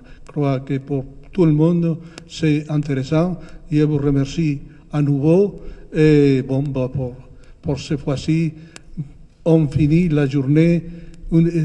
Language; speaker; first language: French; non-native, fluent; Spanish